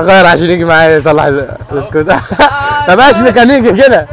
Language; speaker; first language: Arabic; native; Arabic